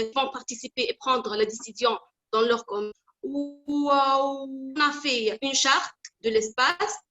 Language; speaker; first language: French; non-native, local second language; Arabic